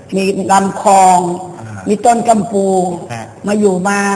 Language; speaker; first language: Thai; early bilingual, other home language; Chinese